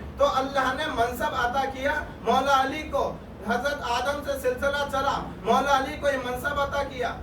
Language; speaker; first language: Urdu; native; Urdu